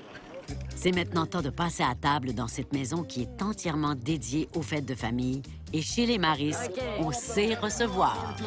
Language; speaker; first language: French; native; French